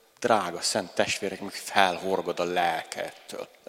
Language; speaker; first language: Hungarian; native; Hungarian